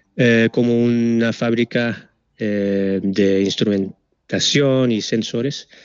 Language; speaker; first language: Spanish; non-native, fluent; Dutch